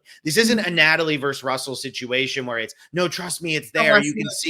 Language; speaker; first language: English; native; English